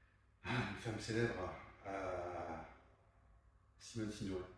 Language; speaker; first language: French; native; French